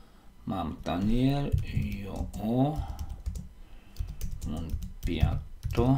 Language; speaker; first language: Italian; non-native, learner; Slovak